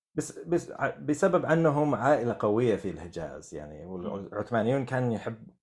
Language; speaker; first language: Arabic; non-native, fluent; English